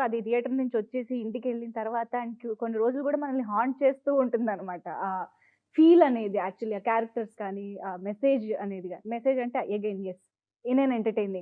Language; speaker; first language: Telugu; native; Telugu